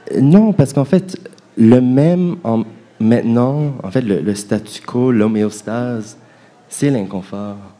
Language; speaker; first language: French; native; French